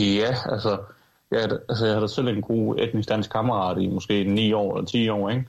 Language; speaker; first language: Danish; early bilingual, other home language; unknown